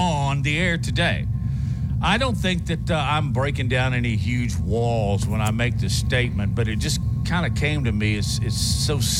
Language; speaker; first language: English; native; English